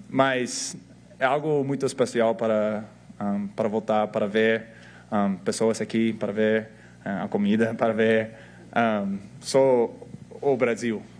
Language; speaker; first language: Portuguese; non-native, fluent; English